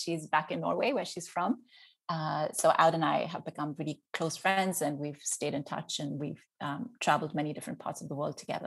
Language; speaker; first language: English; non-native, local second language; Hindi